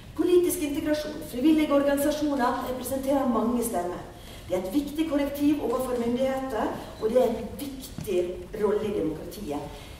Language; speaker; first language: Norwegian; native; Norwegian